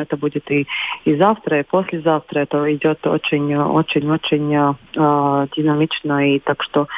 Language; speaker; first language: Russian; non-native, local second language; Latvian